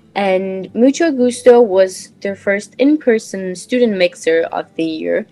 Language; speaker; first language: English; non-native, fluent; Portuguese